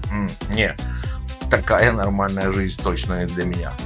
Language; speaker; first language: Russian; native; Russian